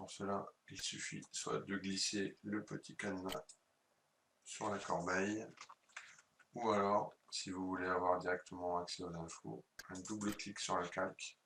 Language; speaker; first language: French; native; French